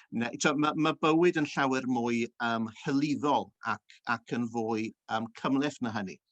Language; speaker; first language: Welsh; early bilingual, heritage; Welsh